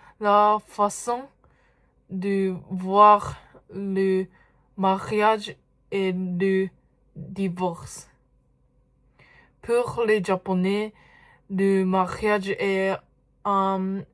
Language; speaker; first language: French; non-native, learner; Japanese